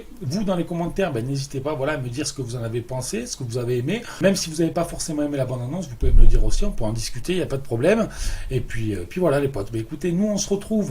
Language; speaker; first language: French; native; French